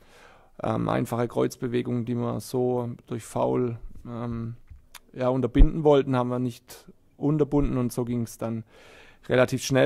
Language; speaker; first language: German; native; German